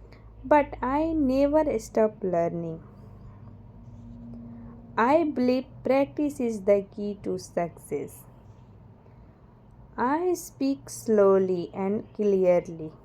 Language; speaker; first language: English; non-native, learner; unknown